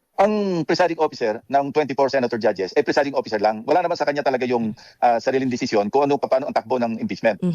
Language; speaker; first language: Filipino; native; Filipino